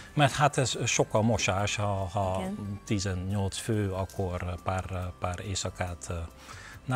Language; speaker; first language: Hungarian; non-native, learner; Dutch